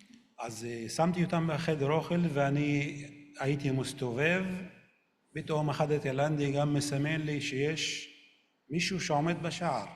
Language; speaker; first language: Hebrew; non-native, local second language; Arabic